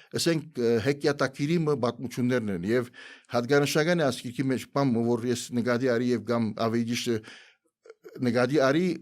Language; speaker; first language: Armenian; native; Armenian